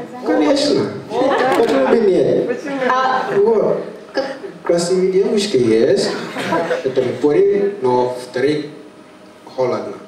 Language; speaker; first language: Russian; non-native, learner; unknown